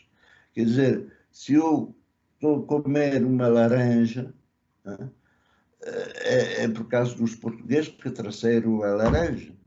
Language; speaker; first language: Portuguese; early bilingual, other home language; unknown